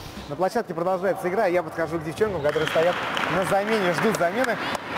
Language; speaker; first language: Russian; native; Russian